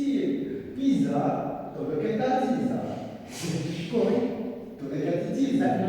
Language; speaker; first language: Italian; non-native, learner; French